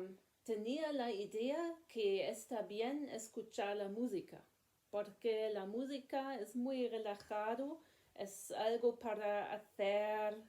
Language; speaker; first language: Spanish; non-native, learner; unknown